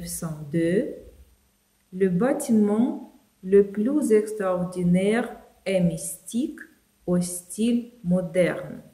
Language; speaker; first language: French; non-native, fluent; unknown